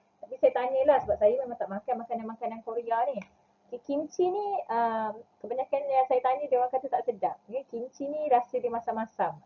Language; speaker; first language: Malay; native; Malay